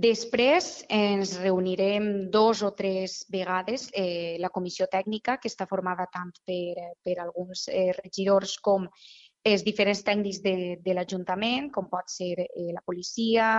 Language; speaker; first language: Catalan; native; Catalan